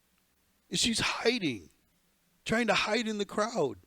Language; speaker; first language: English; native; English